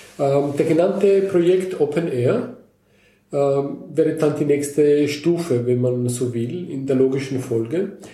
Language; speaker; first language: German; native; German